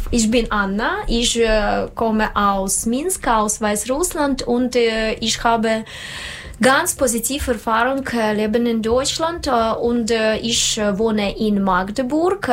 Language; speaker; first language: German; non-native, learner; Russian